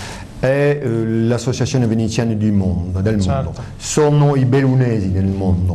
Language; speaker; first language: Italian; early bilingual, heritage; French